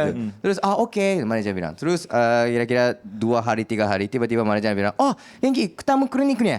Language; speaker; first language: Indonesian; non-native, learner; Japanese